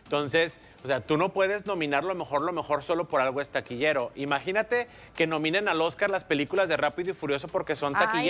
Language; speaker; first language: Spanish; native; Spanish